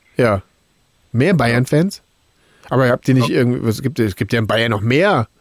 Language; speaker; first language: German; native; German